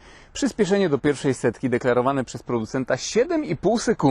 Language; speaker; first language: Polish; native; Polish